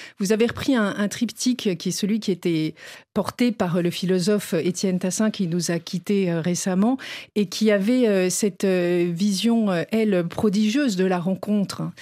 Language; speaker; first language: French; native; French